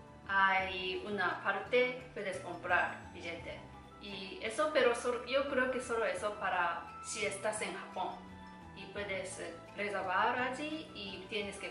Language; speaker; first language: Spanish; non-native, learner; Japanese